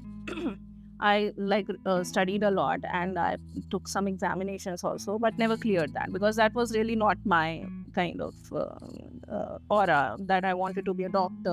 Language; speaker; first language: English; non-native, local second language; Hindi